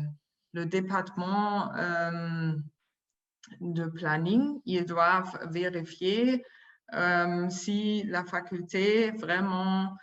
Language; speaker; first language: French; non-native, fluent; German